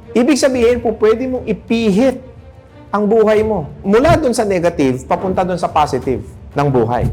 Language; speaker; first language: Filipino; native; Filipino